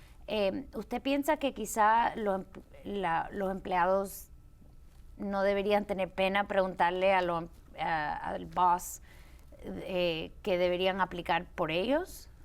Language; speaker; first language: Spanish; early bilingual, heritage; Spanish